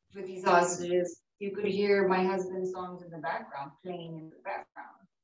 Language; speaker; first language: English; early bilingual, other home language; Spanish